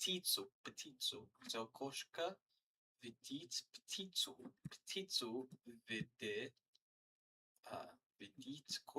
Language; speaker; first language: Russian; non-native, learner; English